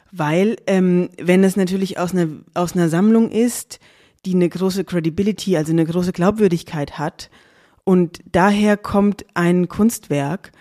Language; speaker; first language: German; native; German